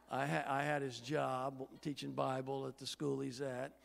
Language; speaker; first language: English; native; English